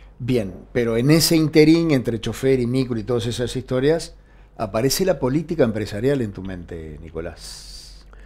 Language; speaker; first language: Spanish; native; Spanish